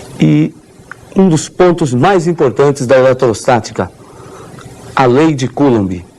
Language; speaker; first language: Portuguese; native; Portuguese